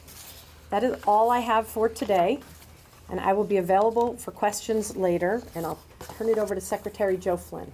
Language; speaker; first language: English; native; English